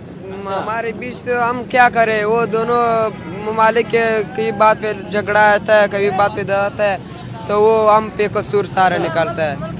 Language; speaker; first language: Hindi; non-native, learner; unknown